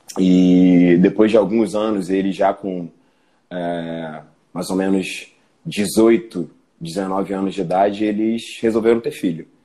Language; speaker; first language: Portuguese; early bilingual, other home language; Spanish